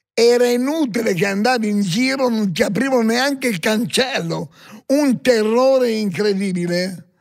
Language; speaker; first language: Italian; native; Italian